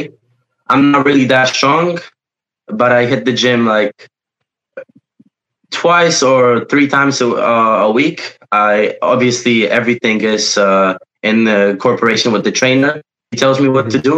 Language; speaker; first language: English; non-native, fluent; Polish